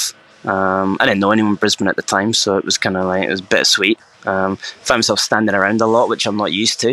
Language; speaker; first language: English; native; English